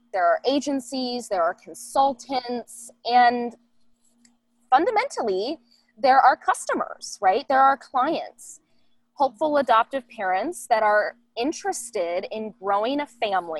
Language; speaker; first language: English; native; English